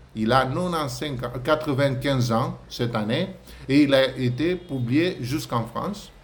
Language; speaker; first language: French; non-native, fluent; Romanian